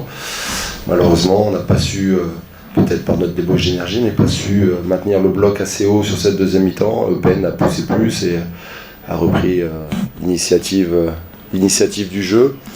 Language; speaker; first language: French; native; French